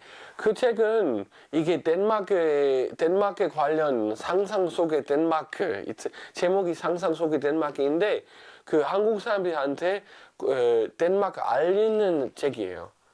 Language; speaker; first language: Korean; non-native, fluent; Danish